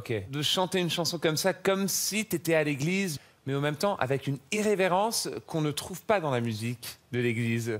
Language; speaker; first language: French; native; French